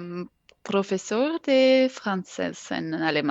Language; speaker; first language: Catalan; non-native, learner; French